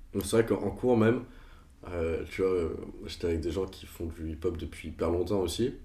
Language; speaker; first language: French; non-native, fluent; Portuguese